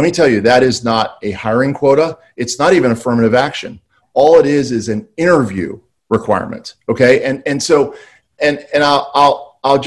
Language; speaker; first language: English; native; English